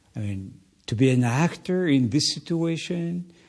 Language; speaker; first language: English; non-native, learner; Mongolian